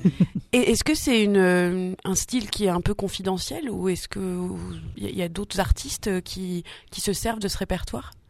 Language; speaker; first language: French; native; French